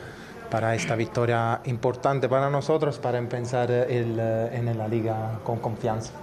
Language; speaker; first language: Spanish; non-native, fluent; Italian